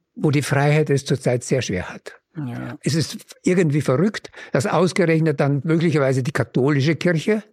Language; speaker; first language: German; native; German